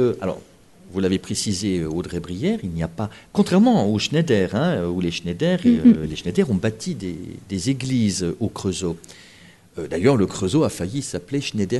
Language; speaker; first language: French; native; French